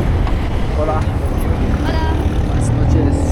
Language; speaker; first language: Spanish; non-native, learner; Hebrew